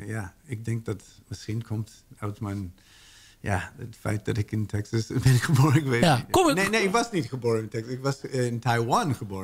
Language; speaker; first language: Dutch; non-native, learner; English